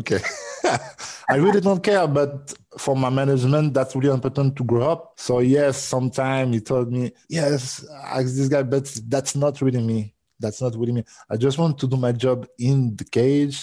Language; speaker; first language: English; non-native, learner; French